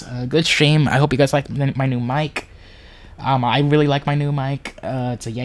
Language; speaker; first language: English; native; English